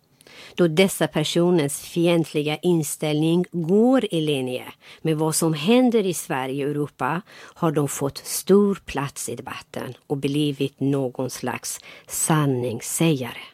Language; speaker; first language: Swedish; non-native, fluent; Persian